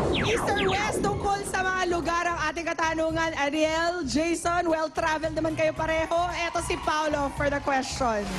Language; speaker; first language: Filipino; native; Filipino